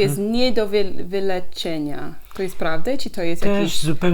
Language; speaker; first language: Polish; non-native, learner; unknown